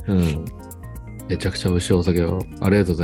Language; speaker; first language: Japanese; native; Japanese